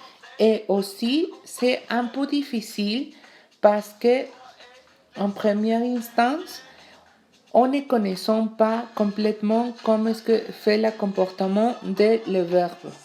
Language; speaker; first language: French; non-native, learner; Spanish